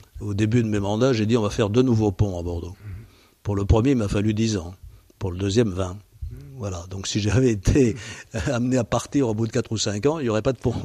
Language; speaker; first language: French; native; French